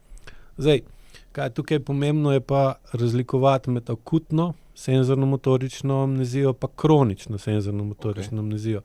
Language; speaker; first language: Slovenian; native; Slovenian